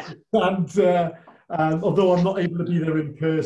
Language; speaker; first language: English; native; English